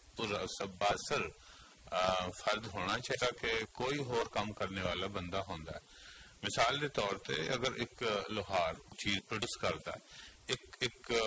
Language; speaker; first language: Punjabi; non-native, local second language; Northern Hindko